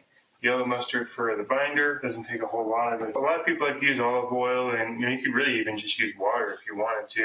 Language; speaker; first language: English; native; English